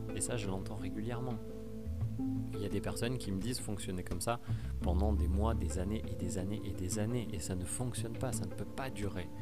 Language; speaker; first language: French; native; French